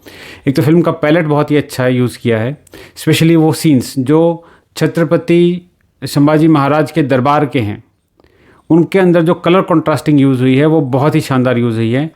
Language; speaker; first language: Hindi; native; Hindi